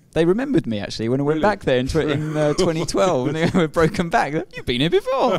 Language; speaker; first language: English; native; English